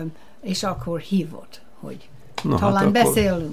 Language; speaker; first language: Hungarian; non-native, fluent; English